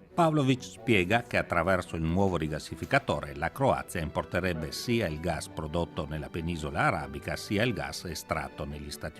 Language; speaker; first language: Italian; native; Italian